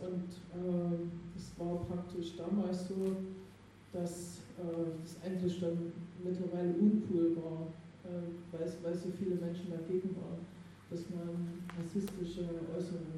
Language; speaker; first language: German; native; German